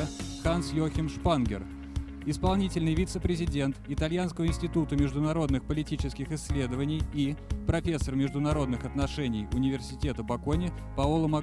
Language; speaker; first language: Russian; native; Russian